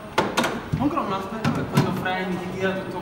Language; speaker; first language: Italian; native; Italian